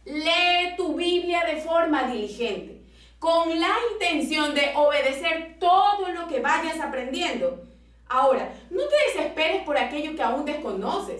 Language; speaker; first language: Spanish; native; Spanish